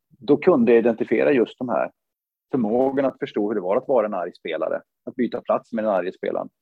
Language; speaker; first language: Swedish; native; Swedish